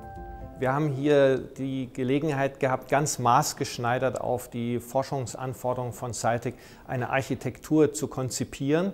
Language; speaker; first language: German; native; German